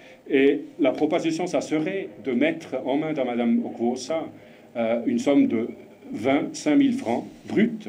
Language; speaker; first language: French; non-native, fluent; German